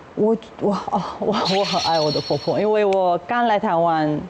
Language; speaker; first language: Chinese; non-native, fluent; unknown